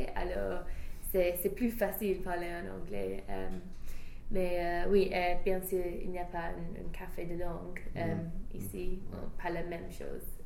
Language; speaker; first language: French; non-native, fluent; English